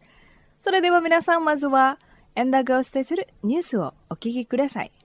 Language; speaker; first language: Japanese; non-native, fluent; Indonesian